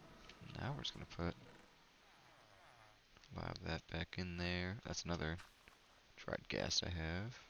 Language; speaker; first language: English; native; English